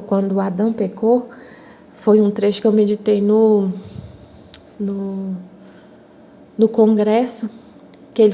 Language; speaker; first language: Portuguese; native; Portuguese